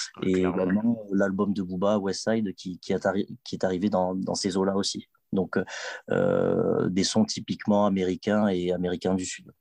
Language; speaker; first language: French; native; French